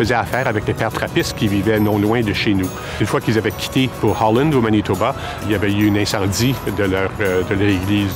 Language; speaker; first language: French; native; French